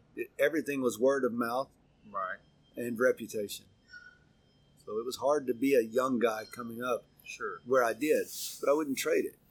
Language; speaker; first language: English; native; English